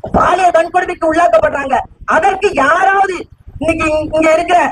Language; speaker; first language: Tamil; native; Tamil